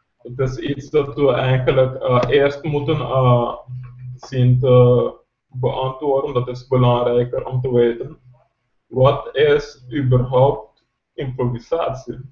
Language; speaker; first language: Dutch; non-native, local second language; Papiamento